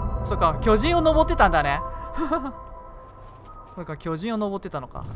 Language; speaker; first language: Japanese; native; Japanese